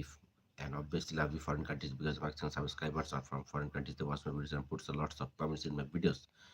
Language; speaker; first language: English; non-native, local second language; Bangla